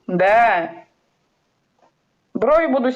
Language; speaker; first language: Russian; native; Russian